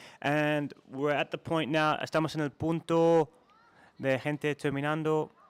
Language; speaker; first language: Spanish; non-native, learner; English